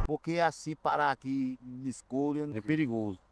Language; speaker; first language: Portuguese; native; Portuguese